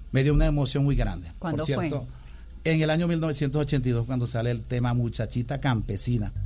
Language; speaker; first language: Spanish; native; Spanish